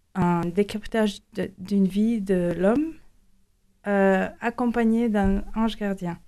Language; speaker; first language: French; non-native, fluent; Latvian